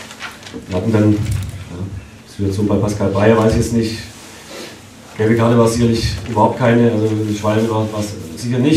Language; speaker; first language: German; native; German